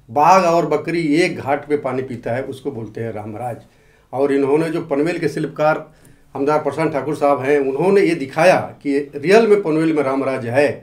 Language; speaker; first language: Hindi; native; Hindi